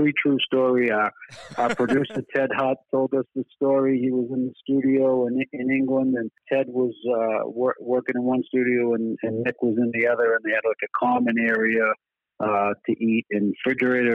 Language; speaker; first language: English; native; English